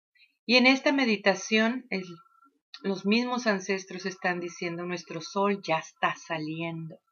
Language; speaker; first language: Spanish; native; Spanish